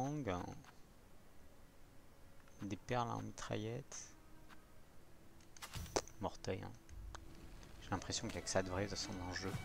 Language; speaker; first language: French; native; French